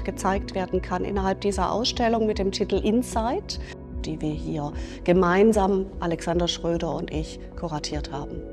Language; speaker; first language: German; native; German